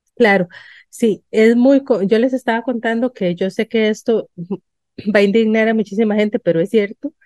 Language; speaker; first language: Spanish; native; Spanish